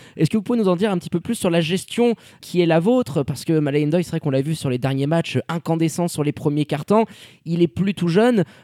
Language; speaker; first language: French; native; French